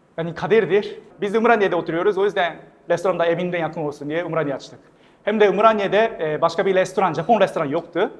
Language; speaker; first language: Turkish; non-native, fluent; Japanese